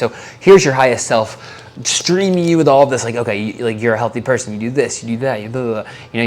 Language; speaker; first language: English; native; English